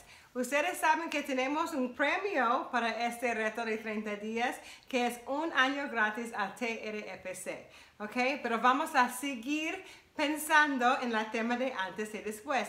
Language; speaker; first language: Spanish; non-native, fluent; English